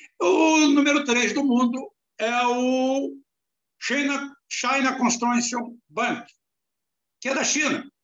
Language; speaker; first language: Portuguese; native; Portuguese